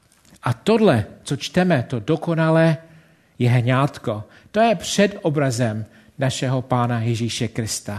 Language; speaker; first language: Czech; non-native, fluent; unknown